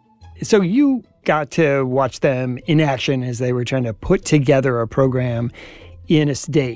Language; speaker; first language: English; native; English